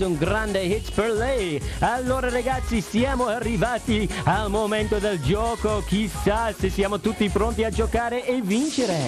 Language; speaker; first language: Italian; non-native, fluent; English